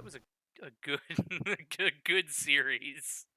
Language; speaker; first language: English; native; English